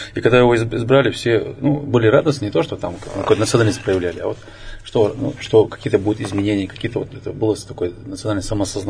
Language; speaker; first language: Russian; non-native, local second language; Chechen